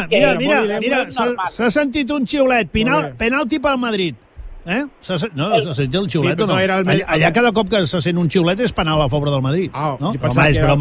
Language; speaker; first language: Catalan; native; Catalan